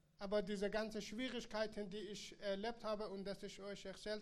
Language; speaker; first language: German; non-native, learner; Persian